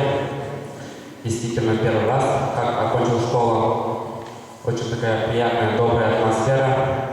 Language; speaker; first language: Russian; native; Russian